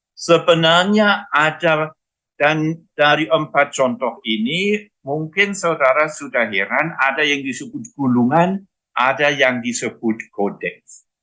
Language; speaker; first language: Indonesian; non-native, fluent; German